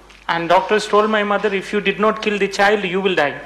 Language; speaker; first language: English; non-native, local second language; Malayalam